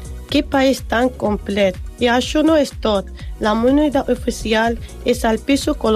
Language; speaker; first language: Catalan; non-native, learner; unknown